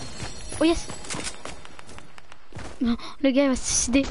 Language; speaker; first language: French; native; French